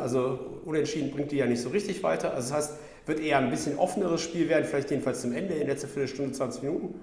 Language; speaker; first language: German; native; German